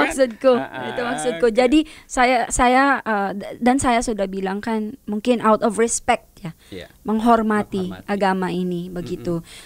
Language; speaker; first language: Indonesian; non-native, learner; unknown